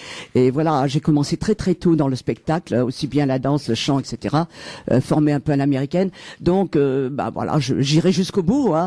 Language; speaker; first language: French; native; French